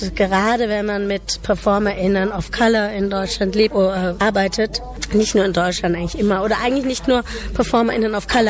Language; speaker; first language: German; native; German